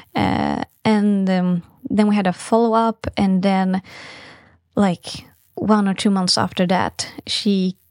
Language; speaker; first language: English; non-native, fluent; Swedish